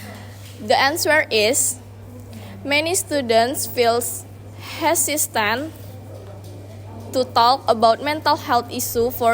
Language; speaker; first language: English; non-native, learner; Indonesian